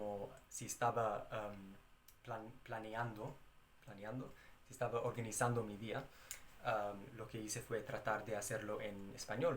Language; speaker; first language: Spanish; non-native, fluent; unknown